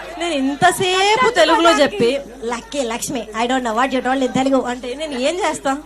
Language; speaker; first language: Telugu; native; Telugu